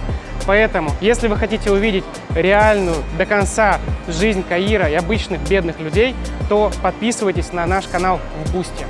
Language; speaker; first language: Russian; native; Russian